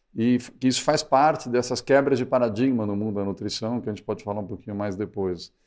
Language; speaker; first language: Portuguese; early bilingual, other home language; Spanish